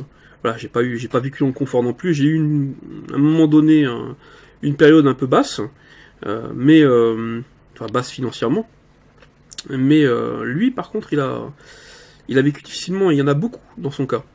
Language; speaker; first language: French; native; French